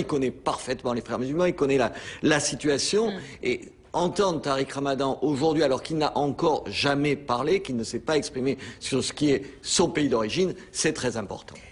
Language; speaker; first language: French; native; French